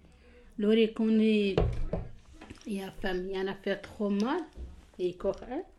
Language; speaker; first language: French; non-native, learner; Kurdish